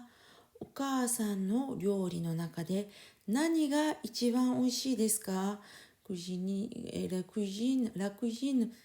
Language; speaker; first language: Japanese; non-native, fluent; French